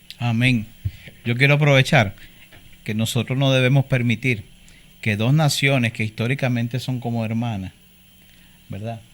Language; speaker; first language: Spanish; native; Spanish